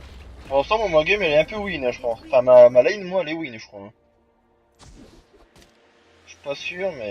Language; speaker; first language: French; native; French